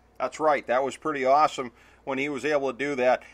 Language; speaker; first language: English; native; English